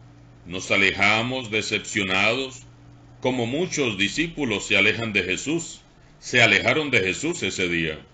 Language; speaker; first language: Spanish; native; Spanish